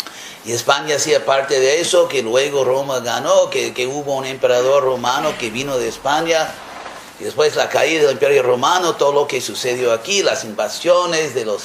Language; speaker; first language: Spanish; non-native, fluent; English